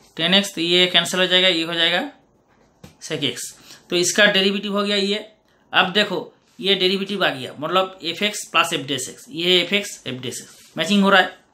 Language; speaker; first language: Hindi; non-native, local second language; Bangla